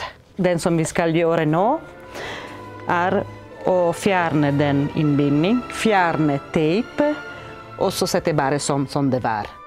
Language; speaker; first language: Norwegian; non-native, fluent; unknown